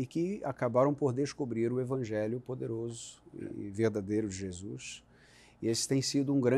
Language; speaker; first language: Portuguese; native; Portuguese